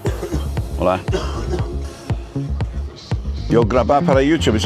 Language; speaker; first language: Spanish; non-native, learner; English